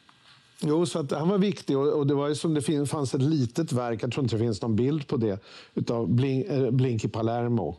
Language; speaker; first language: Swedish; native; Swedish